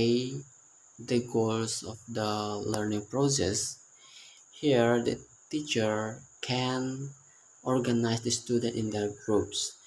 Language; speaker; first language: English; non-native, learner; Indonesian